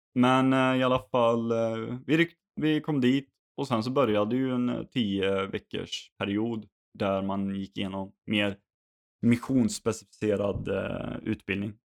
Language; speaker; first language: Swedish; native; Swedish